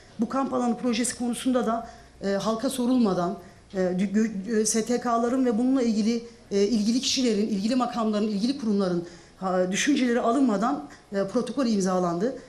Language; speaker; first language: Turkish; non-native, local second language; Zaza